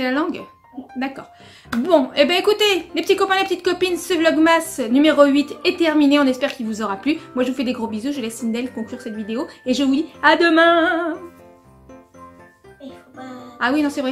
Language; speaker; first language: French; native; French